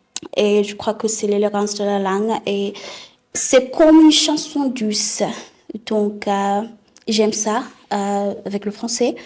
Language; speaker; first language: French; non-native, fluent; Southern Sotho